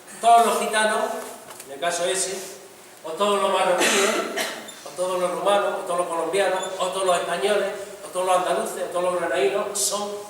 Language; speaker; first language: Spanish; native; Spanish